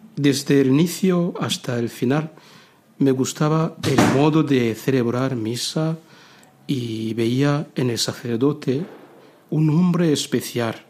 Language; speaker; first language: Spanish; non-native, fluent; Kinyarwanda